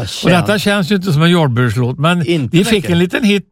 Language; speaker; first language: Swedish; native; Swedish